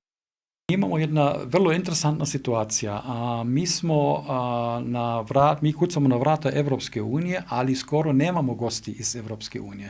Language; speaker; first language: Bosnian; non-native, learner; German